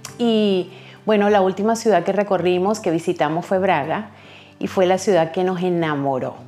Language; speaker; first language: Spanish; native; Spanish